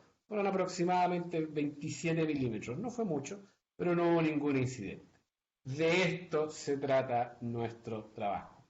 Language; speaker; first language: Spanish; native; Spanish